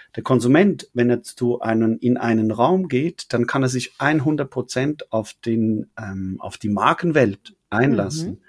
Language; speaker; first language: German; native; German